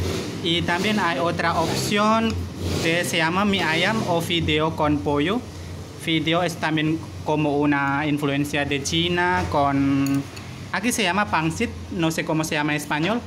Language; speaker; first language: Spanish; non-native, learner; Indonesian